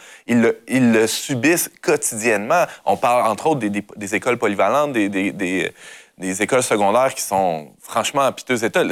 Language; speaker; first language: French; native; French